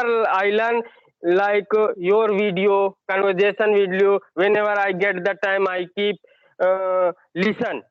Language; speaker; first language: English; non-native, learner; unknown